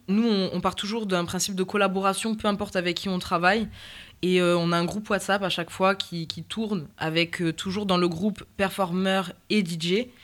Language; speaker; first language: French; native; French